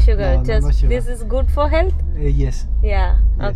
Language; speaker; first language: English; non-native, local second language; Malayalam